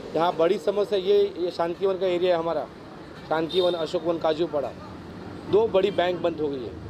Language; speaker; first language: Hindi; non-native, local second language; Marathi